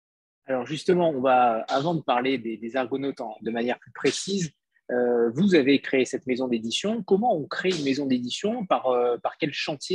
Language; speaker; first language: French; native; French